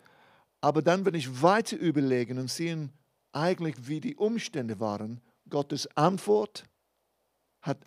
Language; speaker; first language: German; non-native, fluent; English